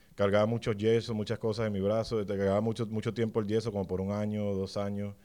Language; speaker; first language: Spanish; native; Spanish